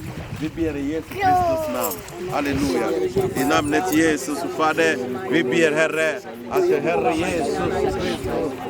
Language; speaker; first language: Swedish; non-native, fluent; Lingala